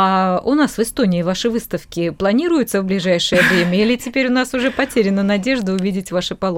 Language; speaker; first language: Russian; native; Russian